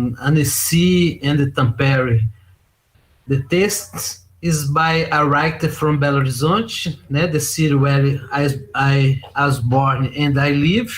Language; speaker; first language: English; non-native, learner; Portuguese